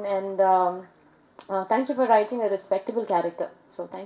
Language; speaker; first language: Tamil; early bilingual, heritage; English